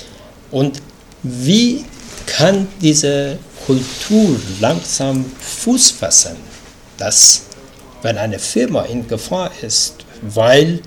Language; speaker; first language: German; non-native, fluent; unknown